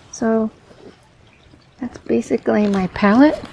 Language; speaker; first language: English; native; English